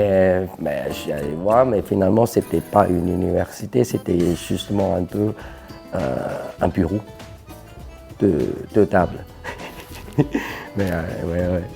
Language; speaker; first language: French; non-native, fluent; Cantonese